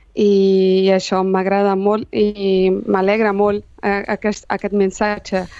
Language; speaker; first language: Catalan; non-native, fluent; Portuguese